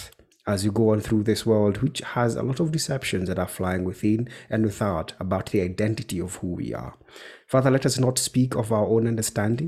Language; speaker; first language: English; non-native, local second language; Kikuyu